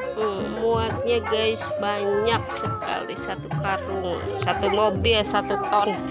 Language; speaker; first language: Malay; non-native, local second language; Sundanese